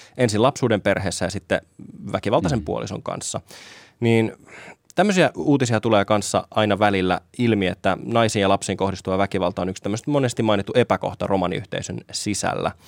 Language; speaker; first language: Finnish; native; Finnish